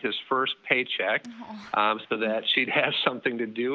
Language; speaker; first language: English; early bilingual, other home language; Dutch